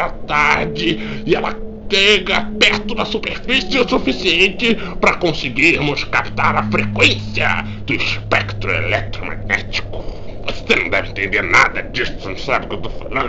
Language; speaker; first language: Portuguese; native; Portuguese